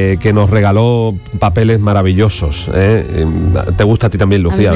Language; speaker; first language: Spanish; native; Spanish